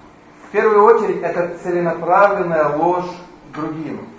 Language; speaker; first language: Polish; non-native, learner; Russian